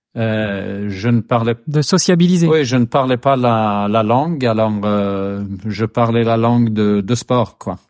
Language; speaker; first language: French; non-native, fluent; Swedish